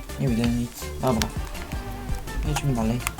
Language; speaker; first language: Polish; native; Polish